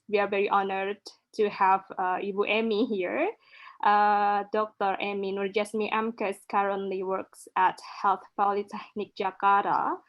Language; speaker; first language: English; non-native, local second language; Indonesian